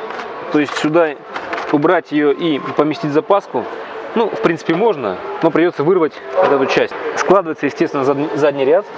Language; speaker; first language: Russian; native; Russian